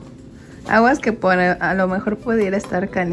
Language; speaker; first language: Spanish; native; Spanish